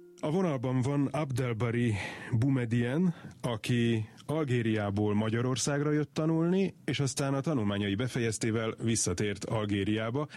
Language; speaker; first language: Hungarian; native; Hungarian